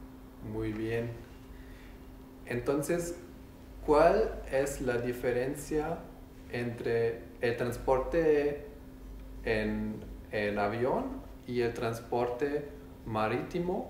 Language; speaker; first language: Spanish; non-native, learner; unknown